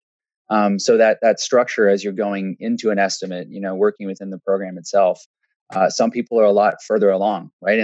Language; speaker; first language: English; native; English